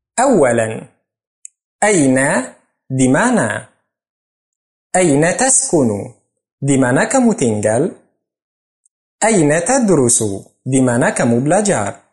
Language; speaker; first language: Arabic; non-native, fluent; Indonesian